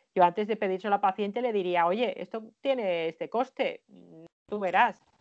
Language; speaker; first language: Spanish; non-native, fluent; Finnish